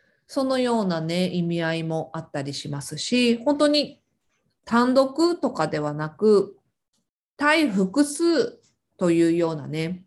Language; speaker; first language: Japanese; native; Japanese